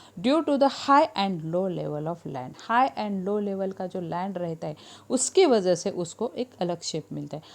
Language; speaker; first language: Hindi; non-native, local second language; Marathi